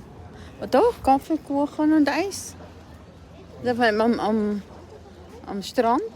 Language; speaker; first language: German; non-native, learner; Cebuano